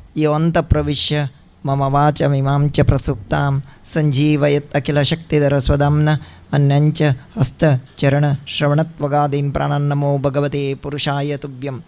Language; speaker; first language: Kannada; non-native, local second language; Tulu